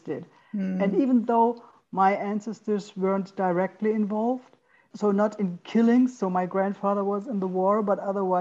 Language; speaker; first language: English; non-native, fluent; German